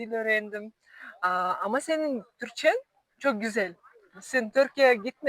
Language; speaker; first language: Turkish; non-native, learner; Kazakh